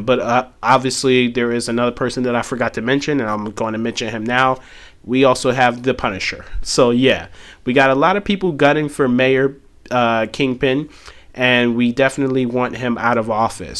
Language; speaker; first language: English; native; English